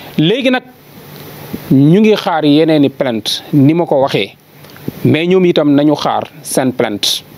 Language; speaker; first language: Wolof; native; Wolof